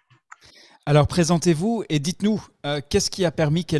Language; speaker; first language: French; native; French